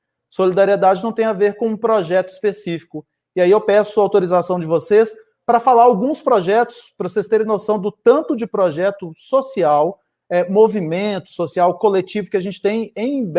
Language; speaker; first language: Portuguese; native; Portuguese